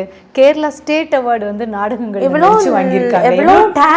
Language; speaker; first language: Tamil; native; Tamil